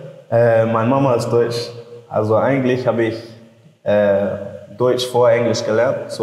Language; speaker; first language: German; early bilingual, heritage; English